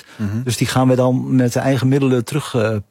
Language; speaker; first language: Dutch; native; Dutch